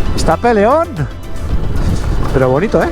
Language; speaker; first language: Spanish; native; Spanish